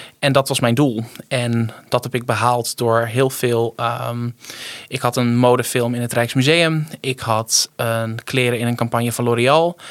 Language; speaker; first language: Dutch; native; Dutch